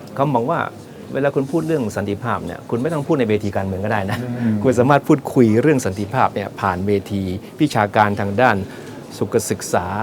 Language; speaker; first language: Thai; native; Thai